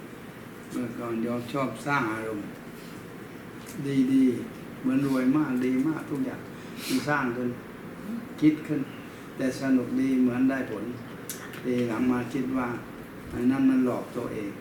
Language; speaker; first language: Thai; native; Thai